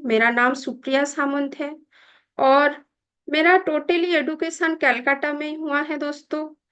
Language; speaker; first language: Hindi; non-native, local second language; Bangla